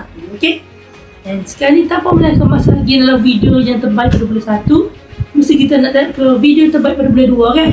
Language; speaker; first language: Malay; native; Malay